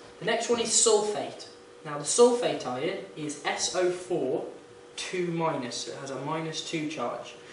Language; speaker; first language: English; native; English